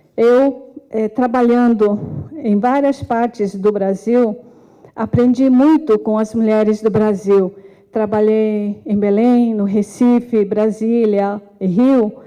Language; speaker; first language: Portuguese; non-native, fluent; Japanese